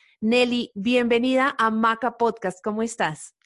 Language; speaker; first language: Spanish; native; Spanish